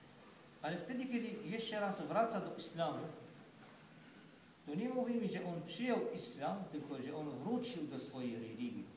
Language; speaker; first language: Polish; non-native, fluent; Arabic